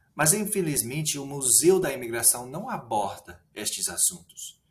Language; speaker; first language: Portuguese; non-native, fluent; English